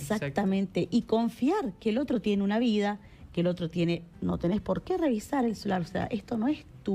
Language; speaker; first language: Spanish; native; Spanish